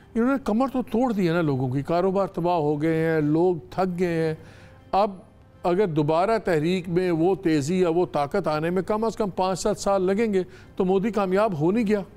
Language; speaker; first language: Urdu; native; Urdu